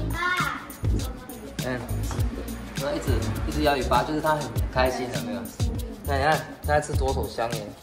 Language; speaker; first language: Chinese; native; Chinese